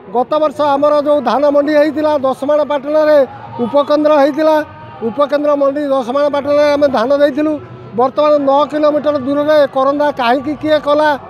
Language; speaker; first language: Odia; native; Odia